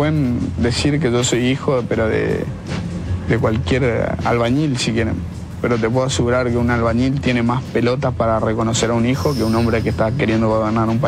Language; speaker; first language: Spanish; native; Spanish